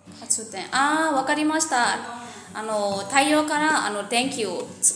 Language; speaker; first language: Japanese; non-native, fluent; Burmese